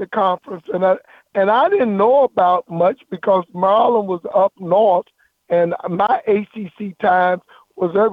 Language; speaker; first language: English; native; English